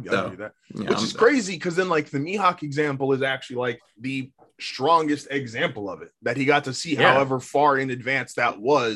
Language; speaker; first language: English; native; English